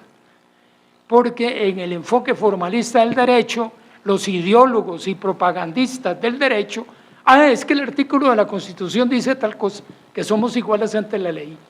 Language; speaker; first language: Spanish; native; Spanish